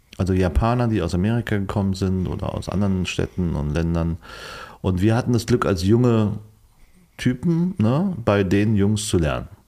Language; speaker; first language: German; early bilingual, other home language; Vietnamese